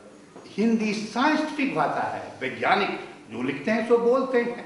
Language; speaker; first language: Hindi; native; Hindi